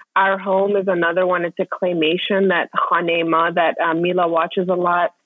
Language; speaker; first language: English; non-native, fluent; Persian